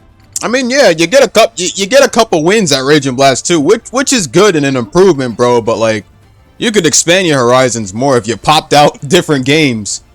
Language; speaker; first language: English; native; English